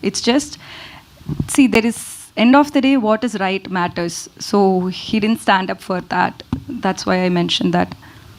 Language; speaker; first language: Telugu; non-native, fluent; Tamil